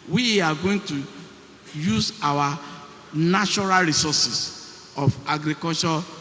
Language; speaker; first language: English; non-native, local second language; Yoruba